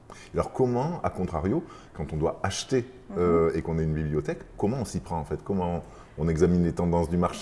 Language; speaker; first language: French; native; French